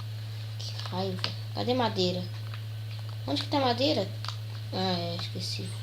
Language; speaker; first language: Portuguese; native; Portuguese